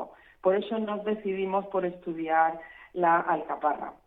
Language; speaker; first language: Spanish; native; Spanish